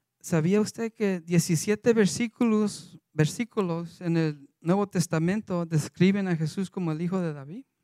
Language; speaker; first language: Spanish; early bilingual, heritage; Spanish